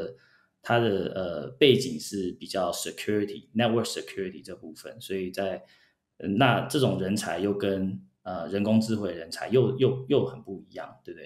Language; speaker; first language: Chinese; early bilingual, heritage; Chinese